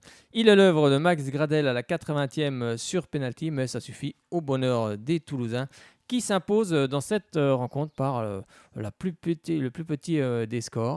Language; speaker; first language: French; native; French